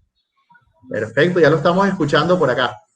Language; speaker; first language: Spanish; native; Spanish